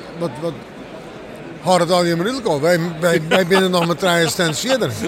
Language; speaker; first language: Dutch; non-native, local second language; Western Frisian